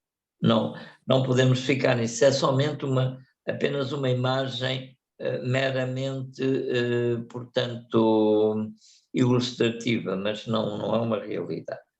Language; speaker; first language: Portuguese; non-native, fluent; Spanish